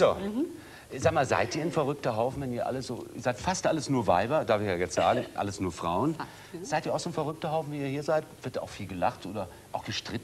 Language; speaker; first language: German; native; German